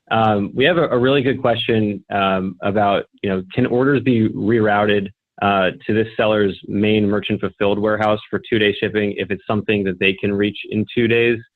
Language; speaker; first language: English; native; English